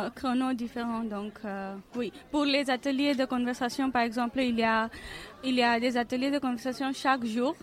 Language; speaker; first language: French; non-native, fluent; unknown